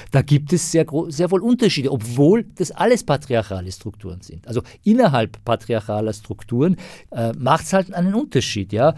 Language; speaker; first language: German; non-native, fluent; Persian